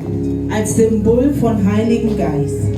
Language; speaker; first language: German; non-native, fluent; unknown